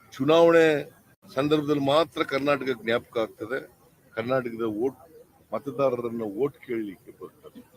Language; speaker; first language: Kannada; native; Kannada